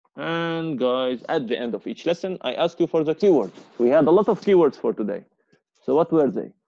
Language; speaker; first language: English; non-native, fluent; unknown